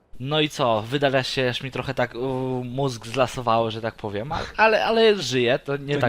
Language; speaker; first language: Polish; native; Polish